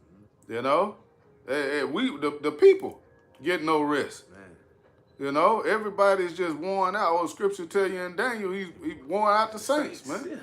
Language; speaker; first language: English; native; English